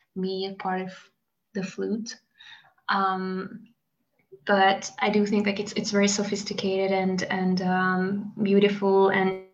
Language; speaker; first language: English; non-native, fluent; Hungarian